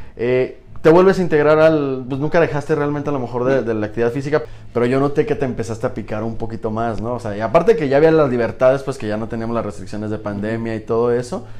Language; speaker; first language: Spanish; native; Spanish